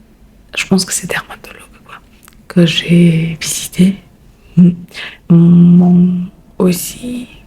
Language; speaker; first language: French; non-native, learner; Spanish